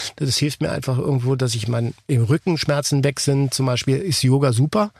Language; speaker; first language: German; native; German